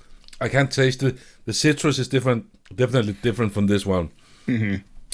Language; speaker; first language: English; non-native, fluent; Danish